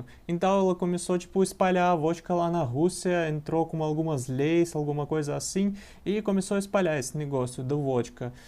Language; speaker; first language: Portuguese; non-native, learner; Russian